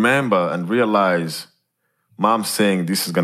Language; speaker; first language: English; non-native, local second language; Kinyarwanda